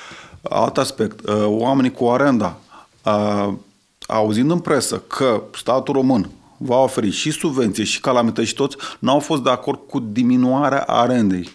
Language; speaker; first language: Romanian; native; Romanian